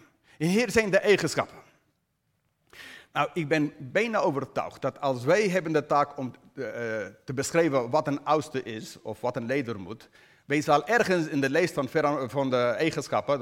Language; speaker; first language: Dutch; non-native, fluent; English